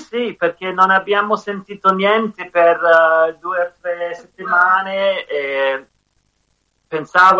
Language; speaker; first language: Italian; non-native, learner; English